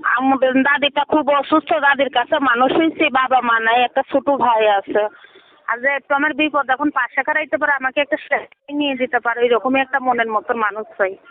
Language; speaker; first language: Bangla; native; Bangla